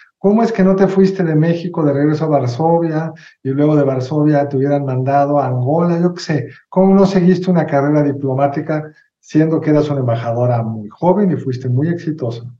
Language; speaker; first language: Spanish; native; Spanish